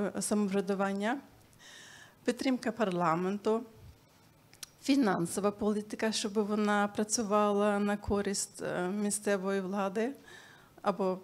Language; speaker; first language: Ukrainian; non-native, fluent; Swedish